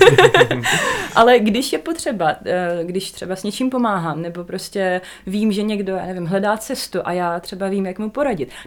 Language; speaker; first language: Czech; non-native, fluent; Russian